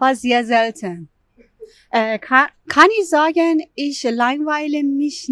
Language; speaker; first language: German; non-native, fluent; Persian